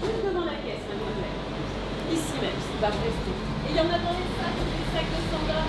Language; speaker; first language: French; native; French